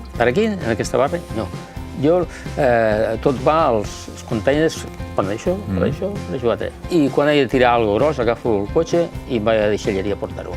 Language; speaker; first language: Catalan; native; Catalan